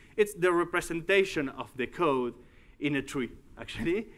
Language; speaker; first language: English; non-native, fluent; Spanish